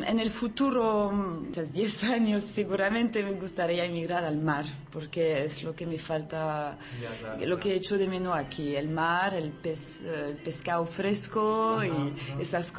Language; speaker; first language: Spanish; early bilingual, heritage; French